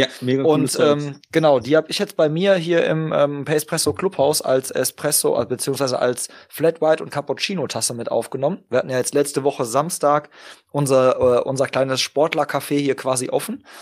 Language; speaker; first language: German; native; German